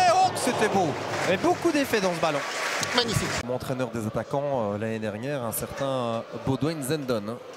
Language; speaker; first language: French; native; French